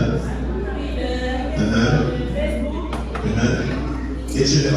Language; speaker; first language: French; non-native, local second language; Haitian Creole